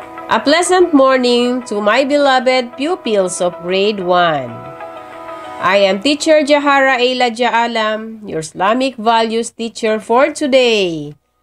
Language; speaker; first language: English; non-native, local second language; Tausug